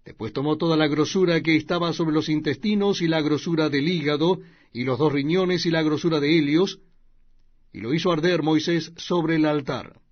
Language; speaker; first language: Spanish; native; Spanish